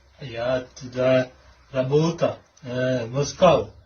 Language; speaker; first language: Russian; non-native, learner; Tamil